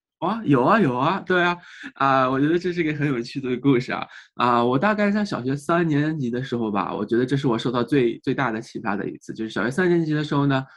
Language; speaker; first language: Chinese; native; Chinese